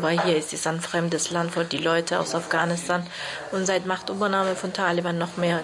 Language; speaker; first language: German; non-native, fluent; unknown